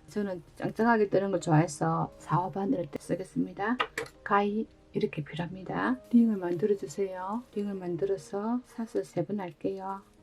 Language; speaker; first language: Korean; native; Korean